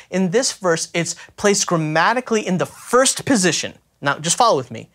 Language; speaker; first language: English; native; English